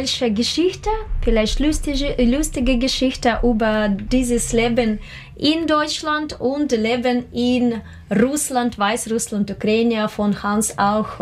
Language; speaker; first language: German; non-native, learner; Russian